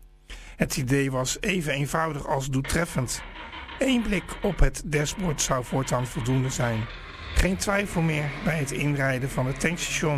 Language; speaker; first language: Dutch; native; Dutch